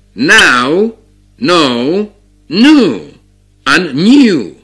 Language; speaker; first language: English; non-native, fluent; Georgian